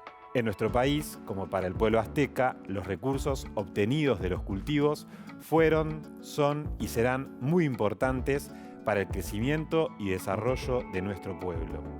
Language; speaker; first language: Spanish; native; Spanish